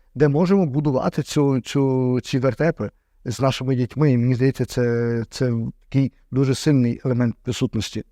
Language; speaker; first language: Ukrainian; native; Ukrainian